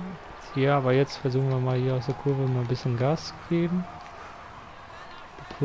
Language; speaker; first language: German; native; German